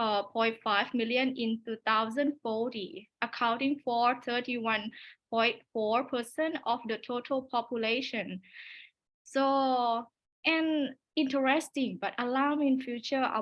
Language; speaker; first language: English; non-native, learner; Thai